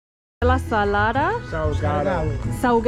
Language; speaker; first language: Spanish; non-native, learner; English